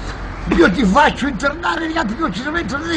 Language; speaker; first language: Italian; native; Italian